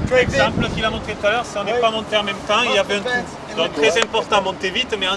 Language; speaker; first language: French; native; French